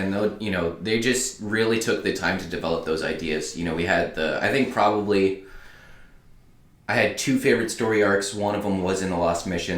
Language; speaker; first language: English; native; English